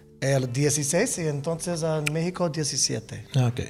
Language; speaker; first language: Spanish; non-native, learner; English